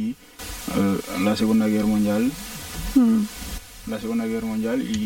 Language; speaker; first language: Spanish; non-native, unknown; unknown